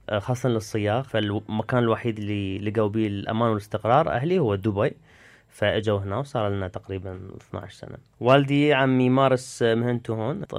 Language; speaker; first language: Arabic; early bilingual, heritage; Arabic